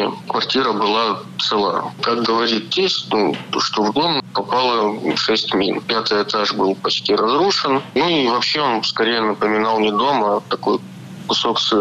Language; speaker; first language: Russian; native; Russian